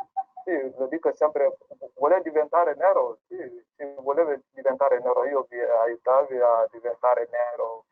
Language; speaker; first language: Italian; non-native, learner; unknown